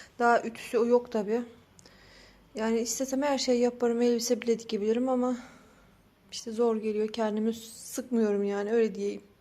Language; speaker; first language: Turkish; native; Turkish